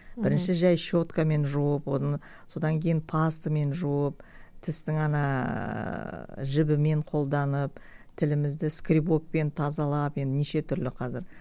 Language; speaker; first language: Kazakh; native; Kazakh